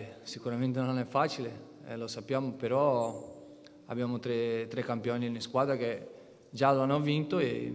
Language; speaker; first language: Italian; non-native, fluent; Portuguese